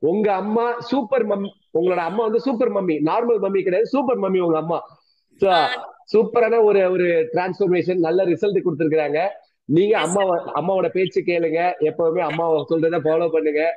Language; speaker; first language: Tamil; native; Tamil